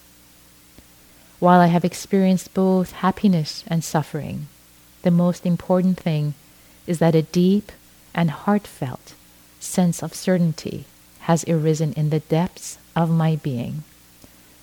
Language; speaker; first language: English; non-native, fluent; Persian